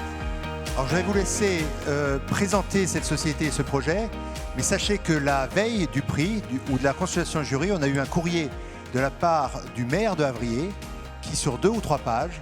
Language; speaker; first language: French; native; French